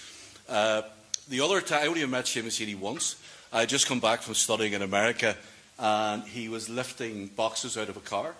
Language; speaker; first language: English; native; English